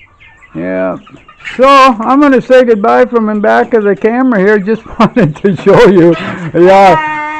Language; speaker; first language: English; native; English